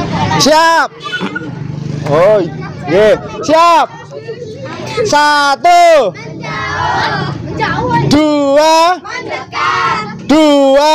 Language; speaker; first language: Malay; non-native, local second language; Javanese